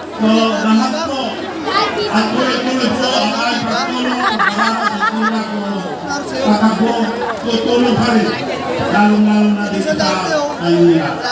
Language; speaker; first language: Filipino; non-native, local second language; Iloko